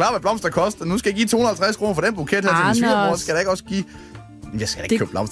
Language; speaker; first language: Danish; native; Danish